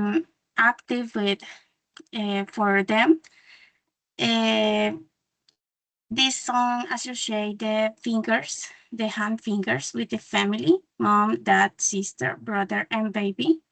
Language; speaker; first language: English; non-native, learner; Spanish